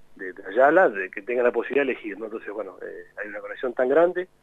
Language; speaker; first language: Spanish; native; Spanish